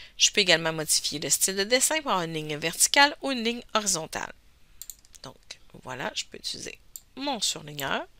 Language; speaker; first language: French; native; French